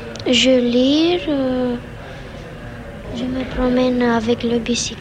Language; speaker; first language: French; non-native, learner; Romanian